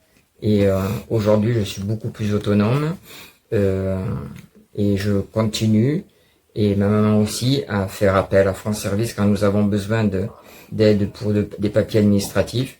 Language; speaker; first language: French; native; French